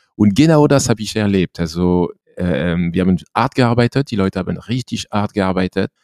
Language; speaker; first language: German; non-native, fluent; French